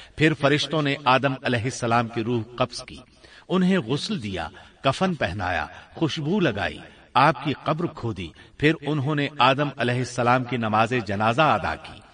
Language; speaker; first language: Urdu; native; Urdu